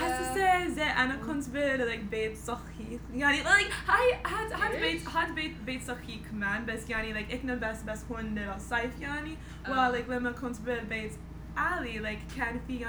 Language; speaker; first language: Arabic; non-native, learner; English